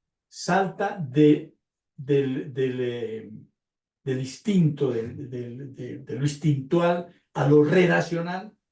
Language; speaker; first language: Spanish; native; Spanish